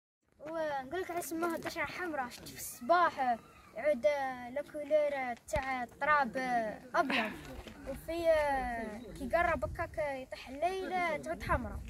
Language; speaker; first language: Arabic; native; Arabic